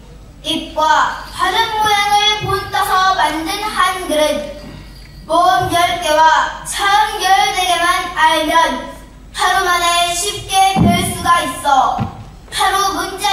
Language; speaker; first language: Korean; native; Korean